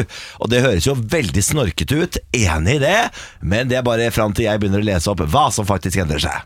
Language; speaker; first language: Norwegian; native; Norwegian